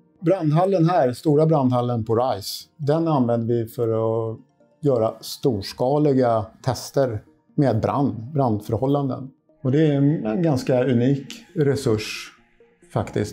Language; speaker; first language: Swedish; native; Swedish